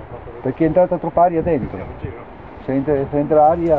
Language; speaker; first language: Italian; native; Italian